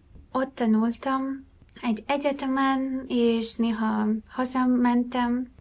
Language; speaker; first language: Hungarian; non-native, fluent; Ukrainian